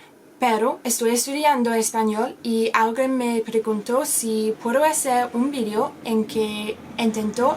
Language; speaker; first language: Spanish; non-native, learner; English